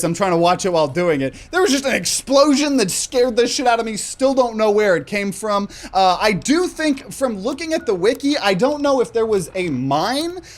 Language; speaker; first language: English; native; English